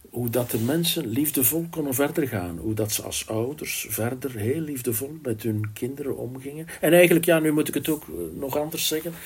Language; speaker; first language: Dutch; native; Dutch